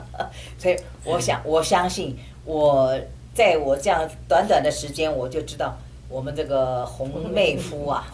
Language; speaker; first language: Chinese; native; Chinese